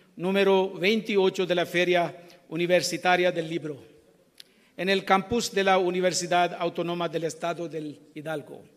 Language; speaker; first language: Spanish; non-native, fluent; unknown